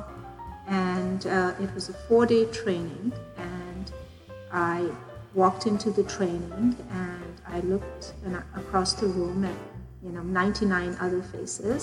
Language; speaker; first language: English; non-native, local second language; Urdu